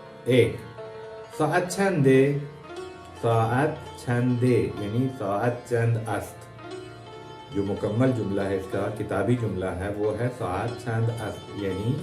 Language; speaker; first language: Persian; non-native, fluent; Urdu